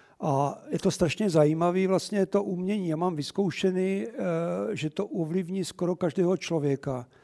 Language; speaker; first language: Czech; native; Czech